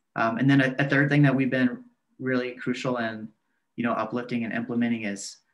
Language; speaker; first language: English; native; English